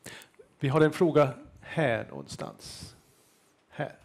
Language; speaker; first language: Swedish; non-native, fluent; English